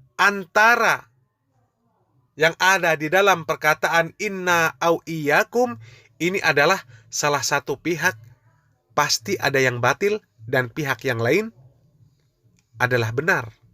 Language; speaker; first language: Indonesian; native; Indonesian